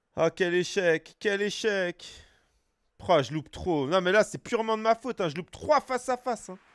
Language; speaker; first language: French; native; French